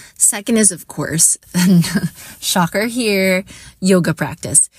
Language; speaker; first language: English; non-native, local second language; Hiligaynon